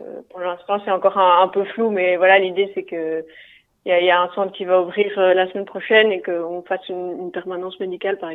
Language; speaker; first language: French; native; French